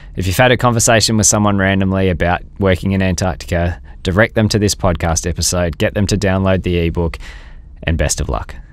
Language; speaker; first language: English; native; English